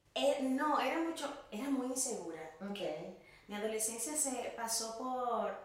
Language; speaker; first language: Spanish; native; Spanish